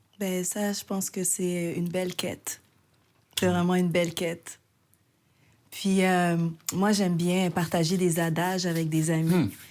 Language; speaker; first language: French; native; French